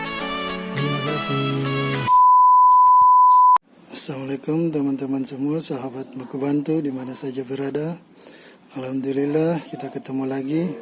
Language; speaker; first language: Malay; native; Malay